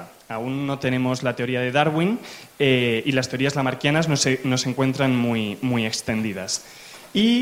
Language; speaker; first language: Spanish; native; Spanish